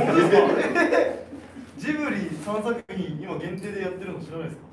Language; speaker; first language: Japanese; native; Japanese